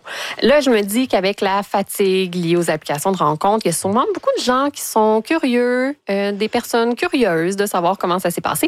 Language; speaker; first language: French; native; French